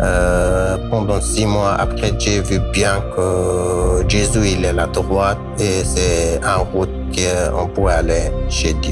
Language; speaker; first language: French; non-native, learner; Kurdish